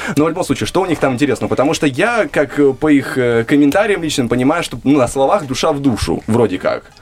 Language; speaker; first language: Russian; native; Russian